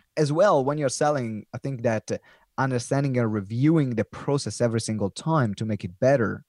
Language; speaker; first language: English; non-native, fluent; Italian